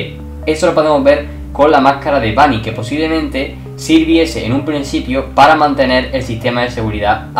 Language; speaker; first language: Spanish; native; Spanish